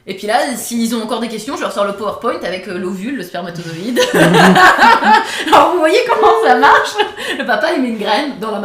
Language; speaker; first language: French; native; French